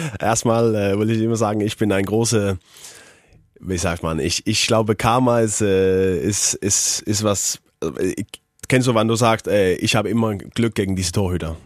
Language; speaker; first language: German; non-native, learner; Faroese